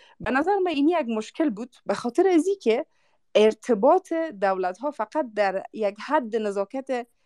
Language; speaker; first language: Persian; non-native, local second language; Uzbek